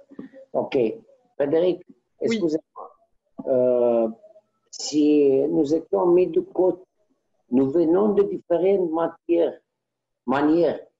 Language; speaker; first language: French; non-native, learner; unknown